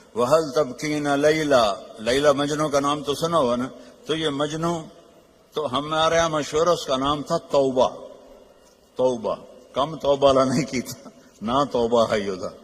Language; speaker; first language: Urdu; non-native, local second language; Punjabi